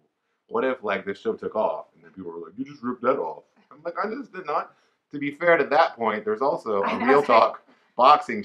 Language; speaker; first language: English; native; English